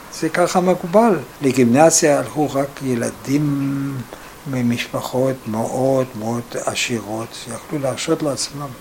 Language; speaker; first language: Hebrew; non-native, fluent; German